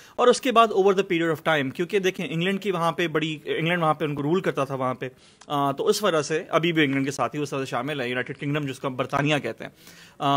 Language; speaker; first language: Urdu; native; Urdu